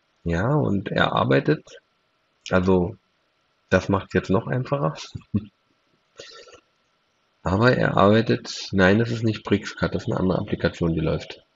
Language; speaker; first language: German; native; German